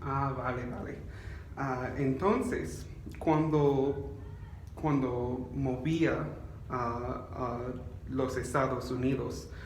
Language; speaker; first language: Spanish; non-native, learner; English